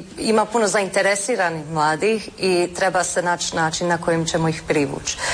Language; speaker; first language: Croatian; early bilingual, heritage; Croatian